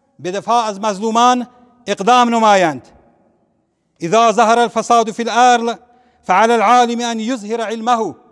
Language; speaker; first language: Persian; non-native, local second language; Central Kurdish